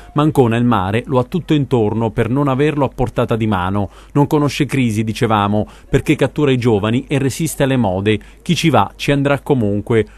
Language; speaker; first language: Italian; native; Italian